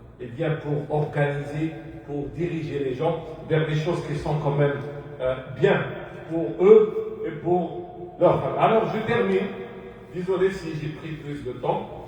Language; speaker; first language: French; non-native, local second language; Arabic